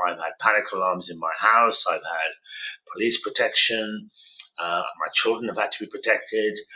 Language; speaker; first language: English; native; English